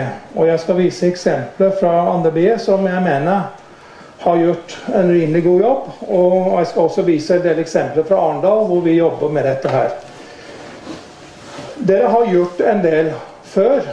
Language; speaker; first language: Norwegian; non-native, fluent; English